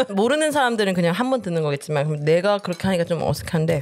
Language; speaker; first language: Korean; early bilingual, heritage; Korean